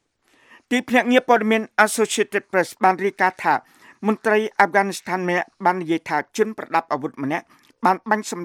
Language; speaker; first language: Khmer; native; Khmer